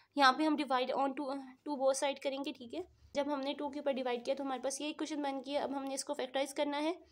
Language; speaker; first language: Urdu; non-native, local second language; Punjabi